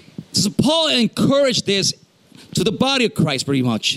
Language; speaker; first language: English; non-native, local second language; Spanish